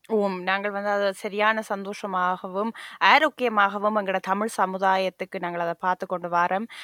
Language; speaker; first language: Tamil; native; Tamil